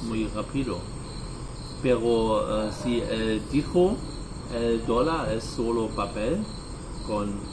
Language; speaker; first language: Spanish; non-native, learner; German